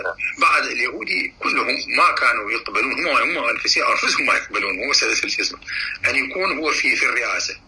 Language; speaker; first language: Arabic; native; Arabic